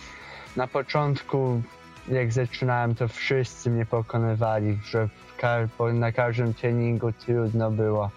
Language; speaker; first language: Polish; early bilingual, heritage; Polish